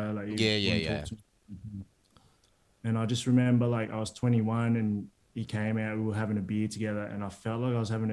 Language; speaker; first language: English; native; English